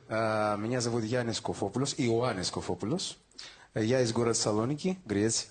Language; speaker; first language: Russian; non-native, learner; Greek